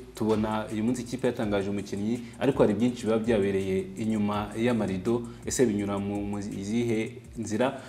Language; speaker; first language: Kinyarwanda; native; Kinyarwanda